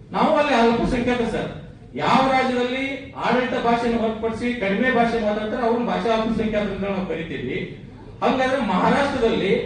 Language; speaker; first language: Kannada; native; Kannada